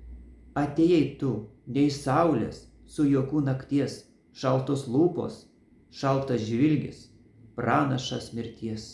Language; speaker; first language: Lithuanian; native; Lithuanian